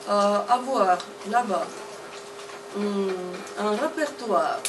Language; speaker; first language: French; non-native, fluent; Russian